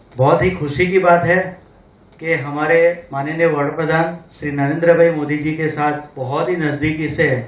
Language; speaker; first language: Hindi; non-native, local second language; Gujarati